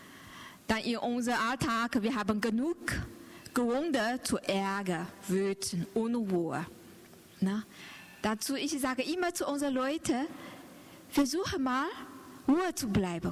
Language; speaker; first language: German; non-native, learner; Chinese